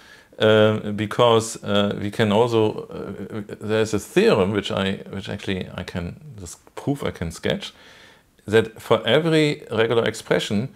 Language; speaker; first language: English; non-native, fluent; German